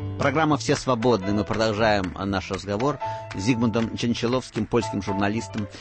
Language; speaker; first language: Russian; native; Russian